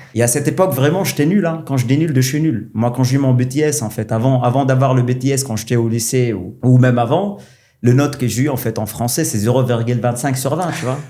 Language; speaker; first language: French; non-native, local second language; Arabic